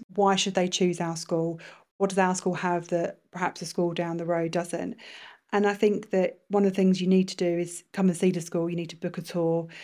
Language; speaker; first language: English; native; English